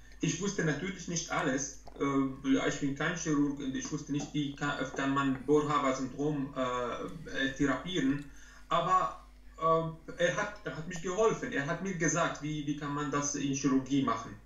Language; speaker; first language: German; non-native, learner; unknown